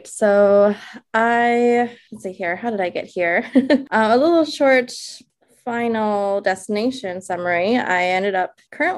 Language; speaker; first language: English; early bilingual, other home language; Chinese